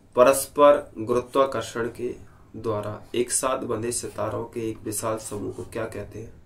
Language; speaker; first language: Hindi; native; Hindi